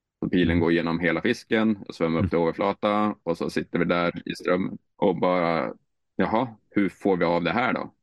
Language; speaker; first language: Swedish; native; Swedish